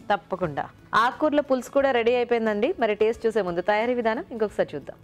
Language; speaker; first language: Telugu; native; Telugu